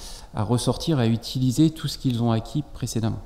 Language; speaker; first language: French; native; French